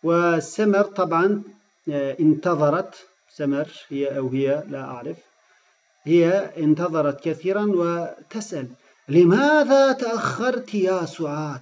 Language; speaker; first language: Arabic; non-native, fluent; Turkish